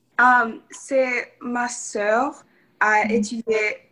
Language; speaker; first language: French; non-native, learner; English